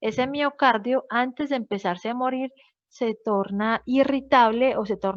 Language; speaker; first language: Spanish; native; Spanish